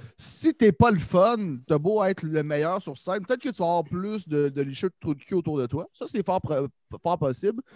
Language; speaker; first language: French; native; French